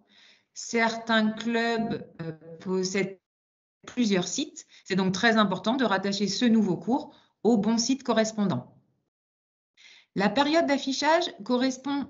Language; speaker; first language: French; native; French